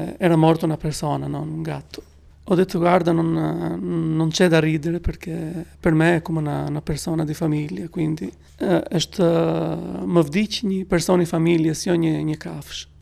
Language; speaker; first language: Italian; non-native, fluent; Albanian